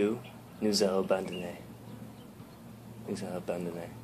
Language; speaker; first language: French; non-native, learner; English